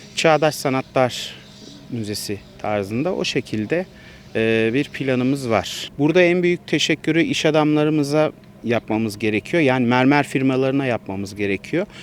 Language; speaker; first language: Turkish; native; Turkish